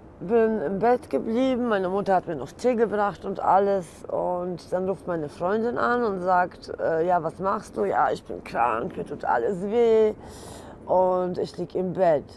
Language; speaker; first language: German; early bilingual, other home language; Polish